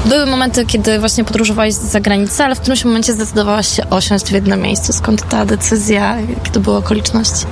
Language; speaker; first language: Polish; native; Polish